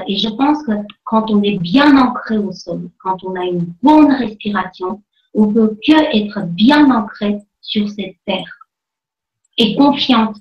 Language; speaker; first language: French; non-native, fluent; Armenian